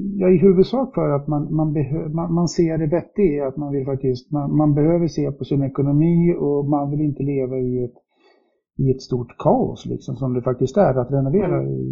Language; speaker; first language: Swedish; native; Swedish